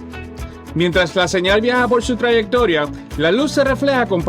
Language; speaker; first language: Spanish; native; Spanish